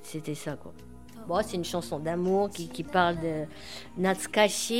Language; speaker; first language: French; native; French